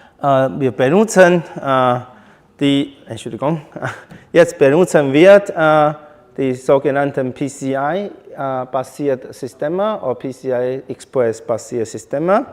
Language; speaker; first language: German; non-native, learner; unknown